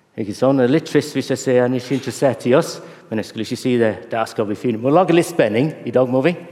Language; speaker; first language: Norwegian; non-native, fluent; English